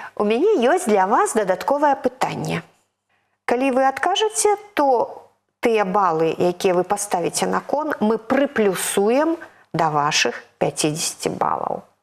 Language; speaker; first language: Belarusian; native; Belarusian